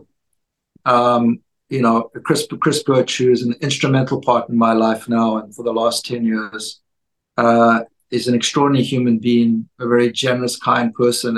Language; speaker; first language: English; native; English